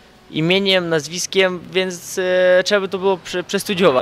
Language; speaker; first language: Polish; non-native, fluent; Ukrainian